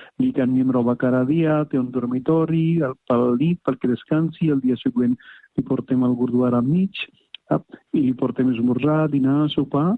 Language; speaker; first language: Catalan; non-native, fluent; Punjabi